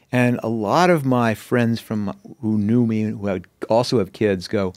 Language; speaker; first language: English; native; English